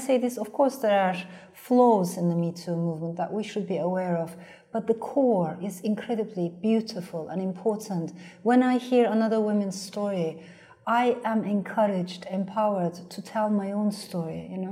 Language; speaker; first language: English; non-native, fluent; Turkish